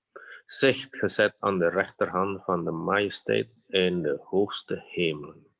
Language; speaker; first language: Dutch; non-native, fluent; Indonesian